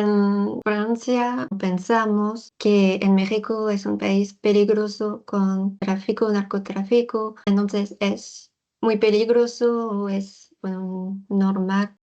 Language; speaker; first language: Spanish; non-native, fluent; French